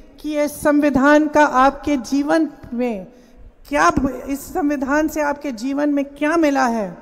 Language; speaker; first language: Hindi; native; Hindi